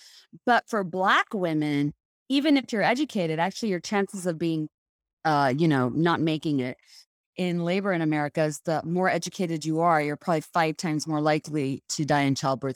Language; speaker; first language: English; non-native, local second language; Bangla